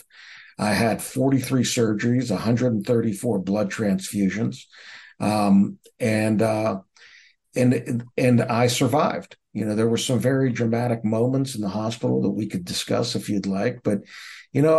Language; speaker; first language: English; native; English